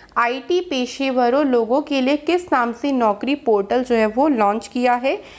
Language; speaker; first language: Hindi; native; Hindi